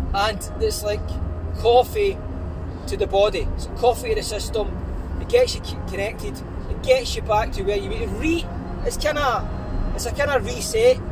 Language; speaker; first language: English; native; English